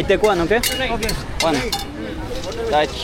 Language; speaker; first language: English; non-native, learner; French